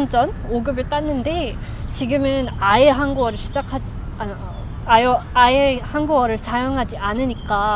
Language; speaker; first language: Korean; non-native, fluent; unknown